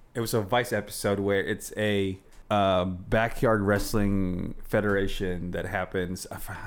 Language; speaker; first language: English; non-native, local second language; Filipino